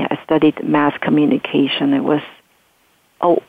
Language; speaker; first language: English; non-native, fluent; Chinese